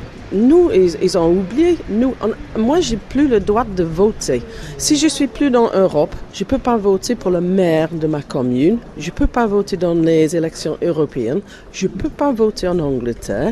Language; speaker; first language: French; non-native, fluent; English